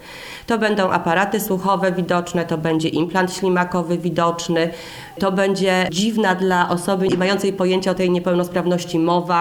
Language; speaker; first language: Polish; native; Polish